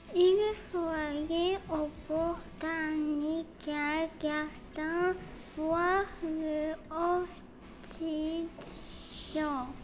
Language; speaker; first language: French; non-native, learner; English